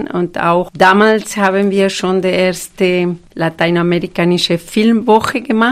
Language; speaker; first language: German; non-native, fluent; Spanish